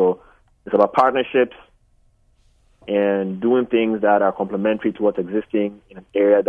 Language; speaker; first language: English; non-native, local second language; Akan